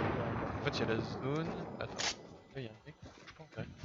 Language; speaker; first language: French; native; French